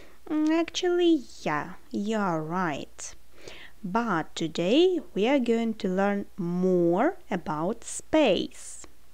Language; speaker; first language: English; non-native, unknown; Ukrainian